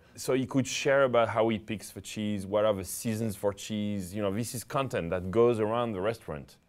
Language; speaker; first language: English; non-native, fluent; French